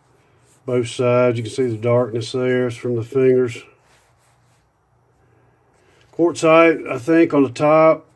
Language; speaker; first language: English; native; English